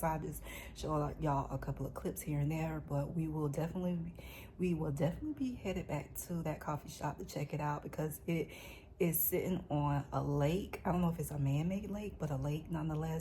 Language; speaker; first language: English; native; English